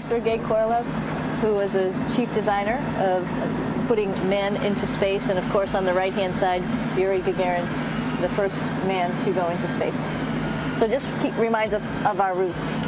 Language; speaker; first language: English; native; English